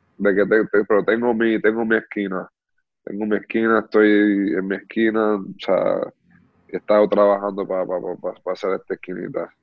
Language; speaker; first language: Spanish; early bilingual, heritage; Spanish